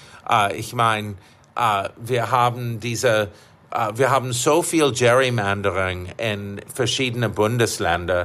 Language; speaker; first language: German; non-native, fluent; English